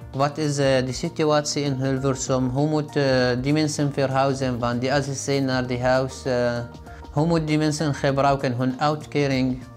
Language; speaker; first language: Dutch; non-native, learner; Arabic